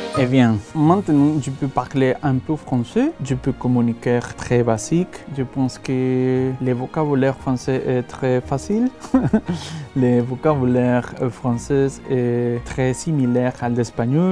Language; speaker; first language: French; non-native, learner; Spanish